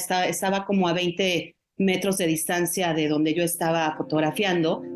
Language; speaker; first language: Spanish; native; Spanish